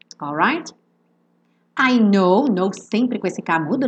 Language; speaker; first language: Portuguese; native; Portuguese